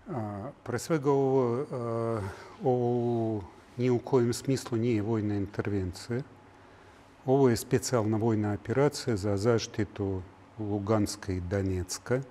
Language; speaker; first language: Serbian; non-native, learner; Russian